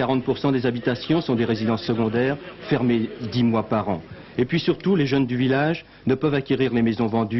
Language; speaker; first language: French; native; French